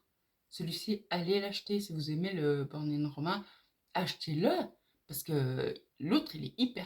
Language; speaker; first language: French; native; French